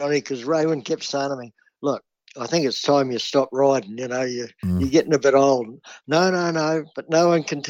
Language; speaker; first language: English; native; English